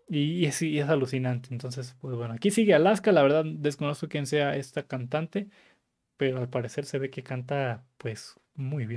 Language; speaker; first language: Spanish; native; Spanish